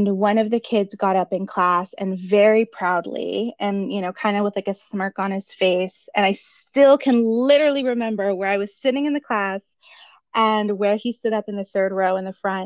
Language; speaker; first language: English; native; English